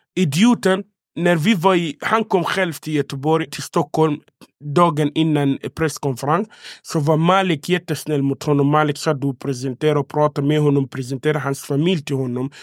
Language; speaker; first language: Swedish; non-native, fluent; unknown